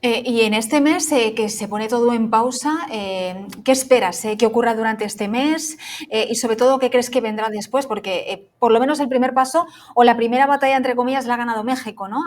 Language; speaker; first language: Spanish; native; Spanish